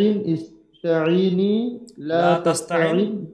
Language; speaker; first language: Arabic; non-native, learner; Bangla